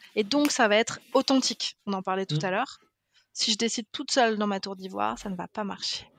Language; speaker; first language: French; native; French